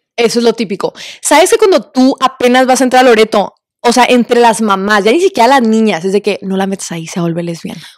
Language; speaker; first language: Spanish; native; Spanish